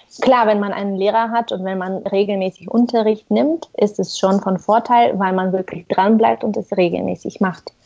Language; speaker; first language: German; non-native, fluent; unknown